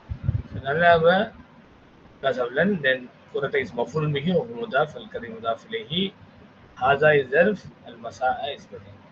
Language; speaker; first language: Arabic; non-native, fluent; Tamil